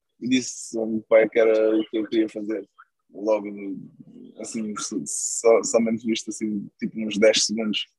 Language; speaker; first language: Portuguese; non-native, local second language; Kabuverdianu